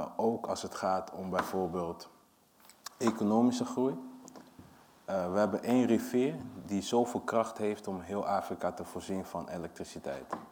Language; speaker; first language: Dutch; early bilingual, other home language; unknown